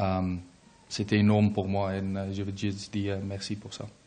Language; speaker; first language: French; non-native, learner; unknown